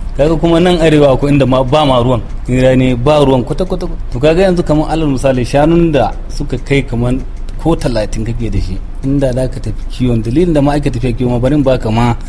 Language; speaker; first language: Hausa; non-native, local second language; Fula